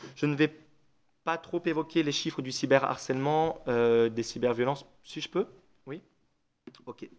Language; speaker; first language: French; native; French